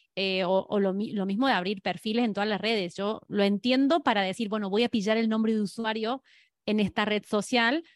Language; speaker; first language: Spanish; native; Spanish